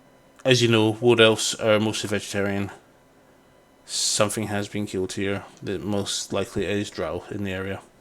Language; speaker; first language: English; native; English